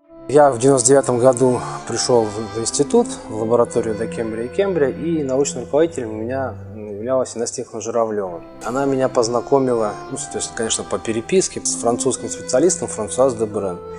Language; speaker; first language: Russian; native; Russian